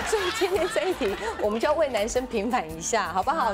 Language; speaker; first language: Chinese; native; Chinese